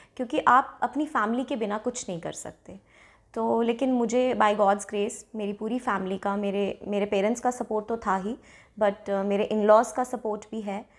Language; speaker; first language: Hindi; non-native, local second language; Dogri